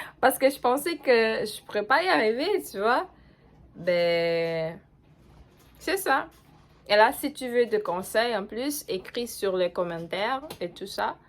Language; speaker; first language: French; non-native, fluent; Portuguese